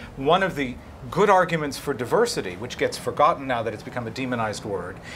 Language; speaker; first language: English; native; English